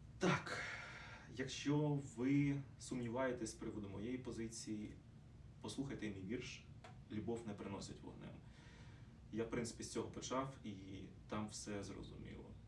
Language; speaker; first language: Ukrainian; non-native, local second language; Russian